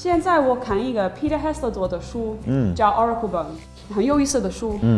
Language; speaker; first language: Chinese; non-native, fluent; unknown